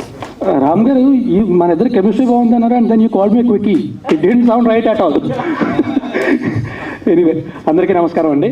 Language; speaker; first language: Telugu; native; Telugu